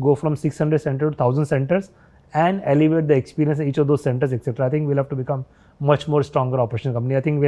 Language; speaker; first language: English; non-native, local second language; Hindi